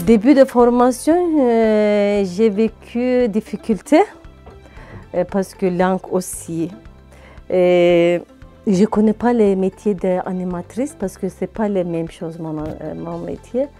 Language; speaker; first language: French; non-native, learner; Turkish